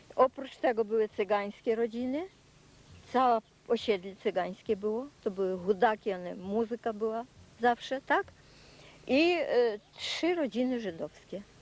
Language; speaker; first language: Polish; non-native, local second language; Rusyn